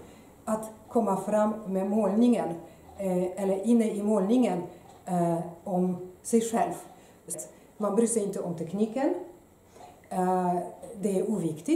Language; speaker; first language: Swedish; non-native, fluent; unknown